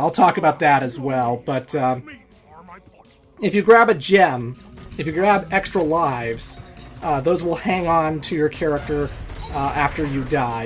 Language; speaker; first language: English; native; English